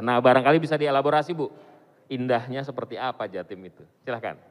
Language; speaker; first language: Indonesian; native; Indonesian